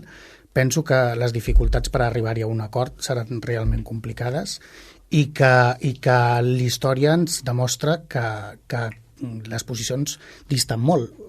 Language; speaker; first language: Catalan; native; Catalan